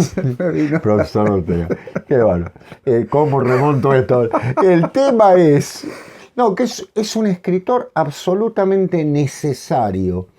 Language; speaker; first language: Spanish; native; Spanish